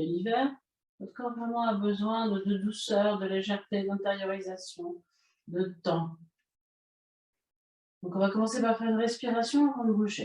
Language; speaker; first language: French; native; French